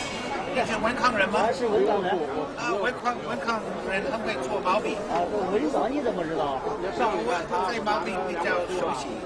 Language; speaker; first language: Chinese; non-native, fluent; English